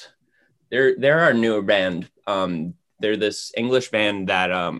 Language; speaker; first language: English; native; English